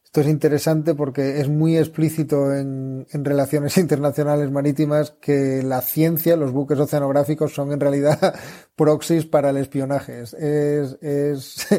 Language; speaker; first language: Spanish; native; Spanish